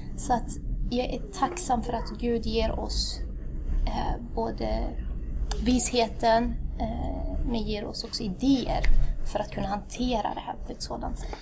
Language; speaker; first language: Swedish; early bilingual, other home language; Tigrinya